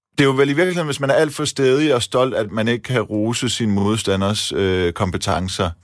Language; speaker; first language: Danish; early bilingual, other home language; Persian